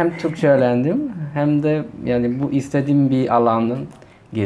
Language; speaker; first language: Turkish; non-native, fluent; Chinese